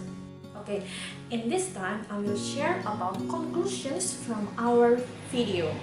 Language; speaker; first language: English; non-native, learner; Indonesian